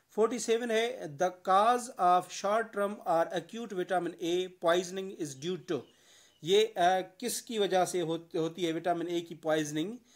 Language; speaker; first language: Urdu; non-native, local second language; Sindhi